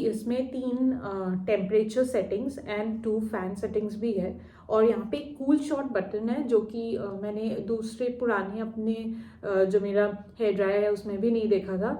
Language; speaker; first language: Hindi; non-native, local second language; Assamese